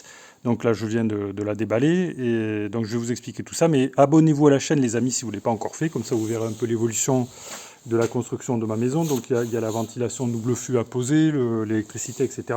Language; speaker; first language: French; native; French